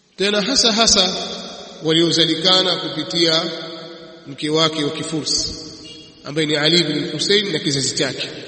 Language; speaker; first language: Swahili; native; Swahili